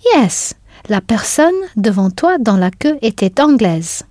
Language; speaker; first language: French; non-native, fluent; English